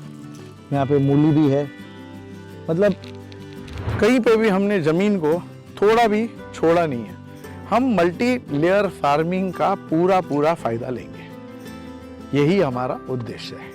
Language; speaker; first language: Hindi; non-native, local second language; Marathi